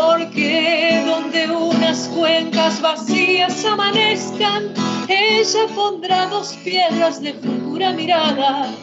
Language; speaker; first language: Spanish; native; Spanish